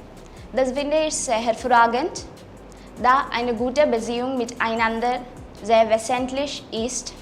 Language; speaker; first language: German; non-native, fluent; Malayalam